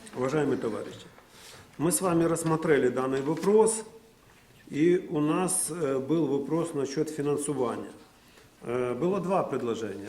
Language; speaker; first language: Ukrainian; non-native, local second language; Russian